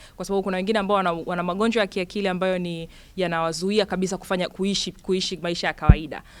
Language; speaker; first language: Swahili; native; Swahili